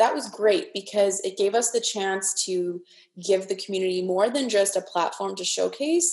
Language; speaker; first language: English; native; English